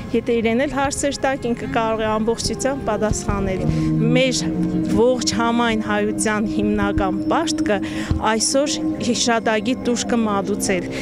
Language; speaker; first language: Armenian; native; Armenian